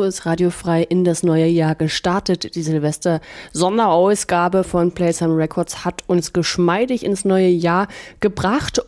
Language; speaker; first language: German; native; German